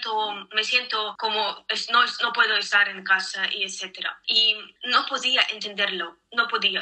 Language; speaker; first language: Spanish; non-native, learner; Ukrainian